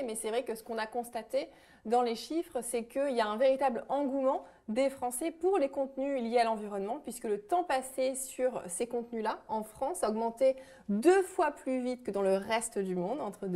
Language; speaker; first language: French; native; French